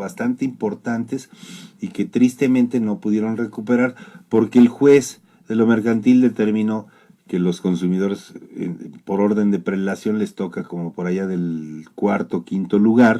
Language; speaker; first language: Spanish; native; Spanish